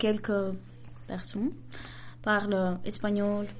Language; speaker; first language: French; non-native, learner; Macedonian